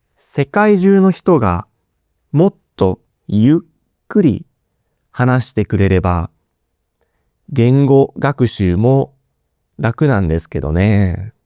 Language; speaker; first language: Japanese; native; Japanese